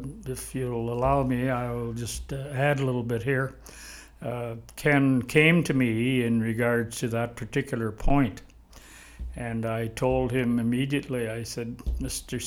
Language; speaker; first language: English; native; English